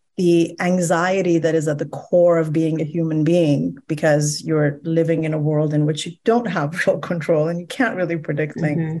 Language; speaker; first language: English; early bilingual, other home language; Persian